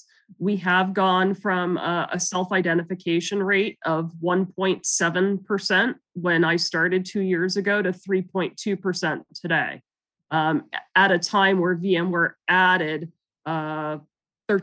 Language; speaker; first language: English; native; English